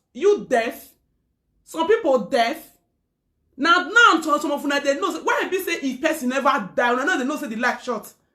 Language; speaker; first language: Nigerian Pidgin; non-native, local second language; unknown